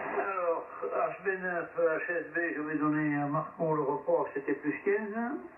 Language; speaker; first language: French; native; French